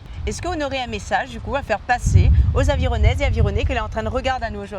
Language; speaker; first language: French; non-native, local second language; Réunion Creole French